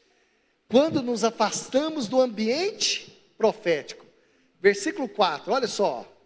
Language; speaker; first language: Portuguese; native; Portuguese